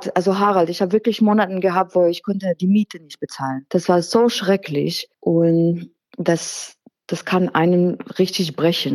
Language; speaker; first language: German; non-native, fluent; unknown